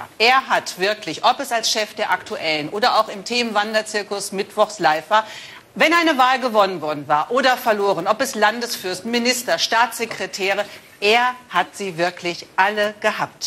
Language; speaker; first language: German; native; German